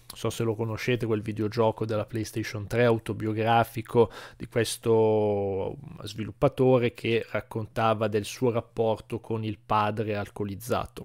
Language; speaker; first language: Italian; native; Italian